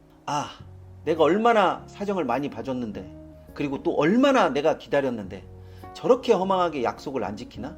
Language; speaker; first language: Korean; native; Korean